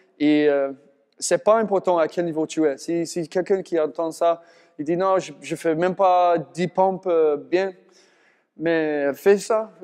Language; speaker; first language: French; non-native, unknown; English